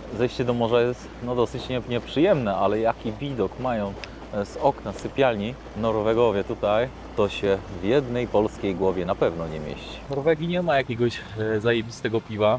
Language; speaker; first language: Polish; native; Polish